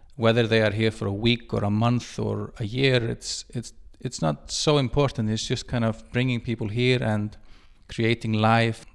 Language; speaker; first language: English; non-native, fluent; Icelandic